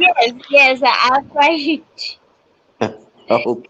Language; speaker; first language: English; non-native, learner; Bangla